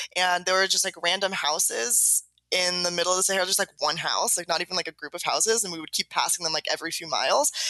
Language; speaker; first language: English; native; English